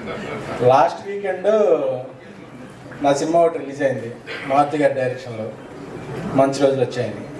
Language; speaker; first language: Telugu; native; Telugu